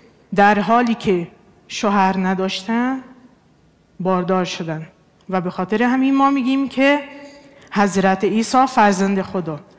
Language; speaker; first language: Persian; non-native, fluent; Portuguese